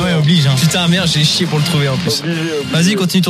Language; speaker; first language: French; native; French